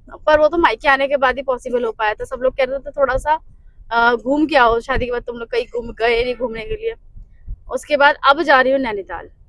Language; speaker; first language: Hindi; non-native, local second language; Bangla